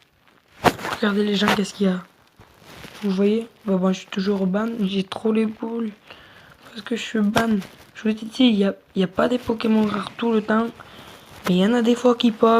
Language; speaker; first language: French; native; French